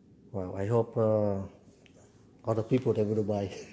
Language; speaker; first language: English; non-native, learner; Vietnamese